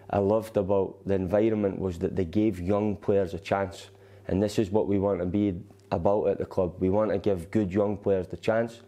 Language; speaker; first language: English; native; English